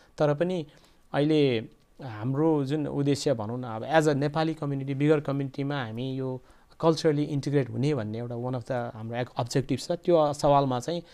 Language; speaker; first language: Nepali; non-native, local second language; Eastern Tamang